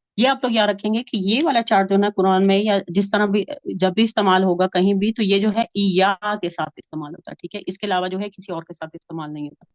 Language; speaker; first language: Urdu; native; Urdu